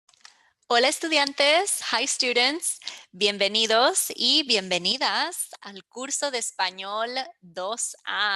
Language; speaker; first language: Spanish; early bilingual, heritage; English